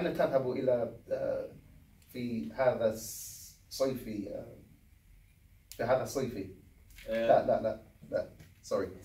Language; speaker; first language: Arabic; non-native, learner; English